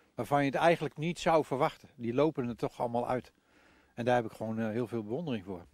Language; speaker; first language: Dutch; native; Dutch